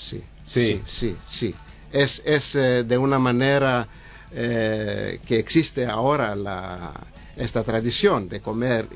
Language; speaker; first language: Spanish; non-native, learner; Greek